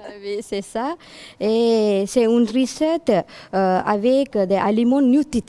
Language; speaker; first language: French; non-native, learner; Tamil